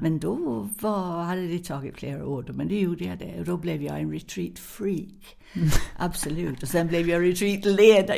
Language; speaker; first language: Swedish; non-native, fluent; English